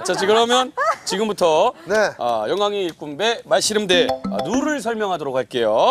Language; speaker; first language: Korean; native; Korean